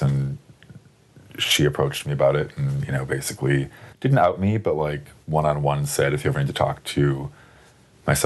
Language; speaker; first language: English; native; English